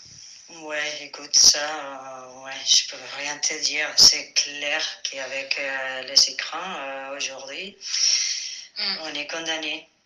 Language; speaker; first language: French; non-native, fluent; Spanish